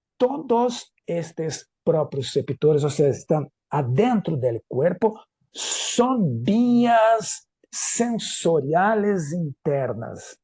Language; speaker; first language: Spanish; non-native, fluent; Portuguese